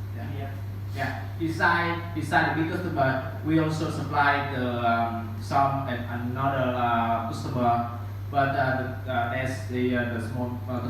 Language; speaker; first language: English; non-native, learner; Vietnamese